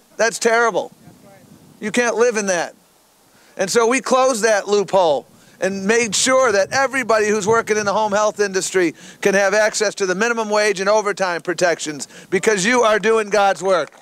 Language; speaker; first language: English; native; English